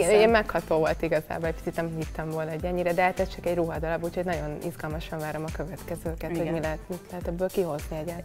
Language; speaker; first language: Hungarian; native; Hungarian